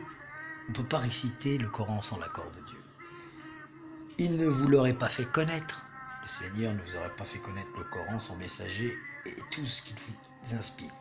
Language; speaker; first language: French; native; French